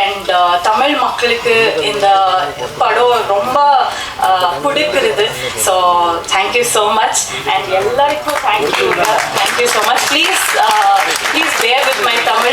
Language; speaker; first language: Tamil; non-native, learner; Kannada